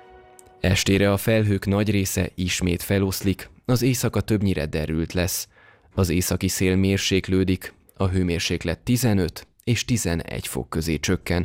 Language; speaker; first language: Hungarian; native; Hungarian